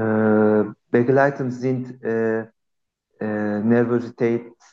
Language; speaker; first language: German; non-native, learner; Turkish